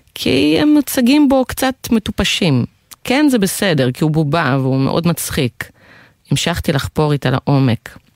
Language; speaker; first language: Hebrew; non-native, fluent; Russian